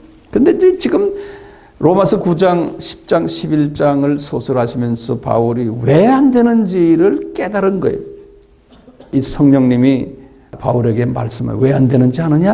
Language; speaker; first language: Korean; native; Korean